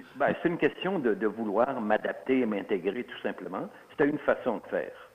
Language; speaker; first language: French; early bilingual, other home language; Swiss German